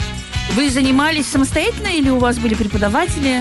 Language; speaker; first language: Russian; native; Russian